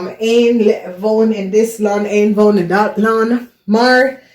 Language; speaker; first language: Dutch; non-native, learner; English